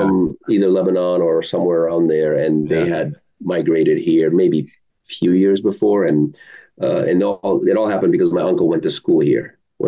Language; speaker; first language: English; early bilingual, other home language; Arabic